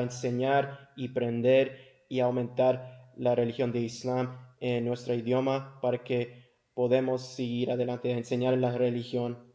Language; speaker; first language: Spanish; early bilingual, heritage; English